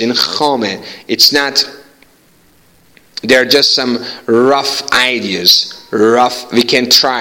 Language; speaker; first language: English; non-native, fluent; Persian